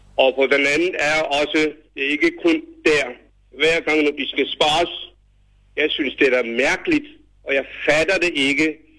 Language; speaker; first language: Danish; non-native, fluent; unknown